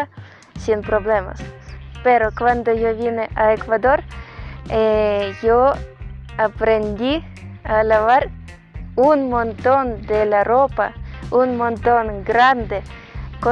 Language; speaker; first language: Spanish; non-native, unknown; Russian